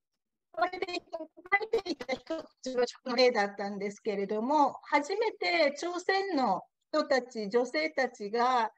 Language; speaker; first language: Japanese; native; Japanese